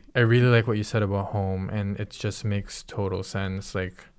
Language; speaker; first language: English; early bilingual, other home language; Filipino